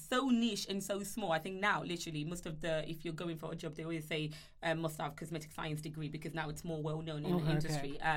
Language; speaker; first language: English; non-native, local second language; Yoruba